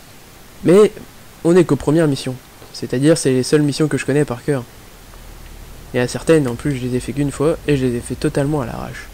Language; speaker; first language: French; native; French